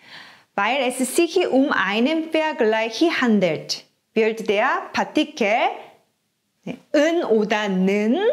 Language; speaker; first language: German; non-native, fluent; Korean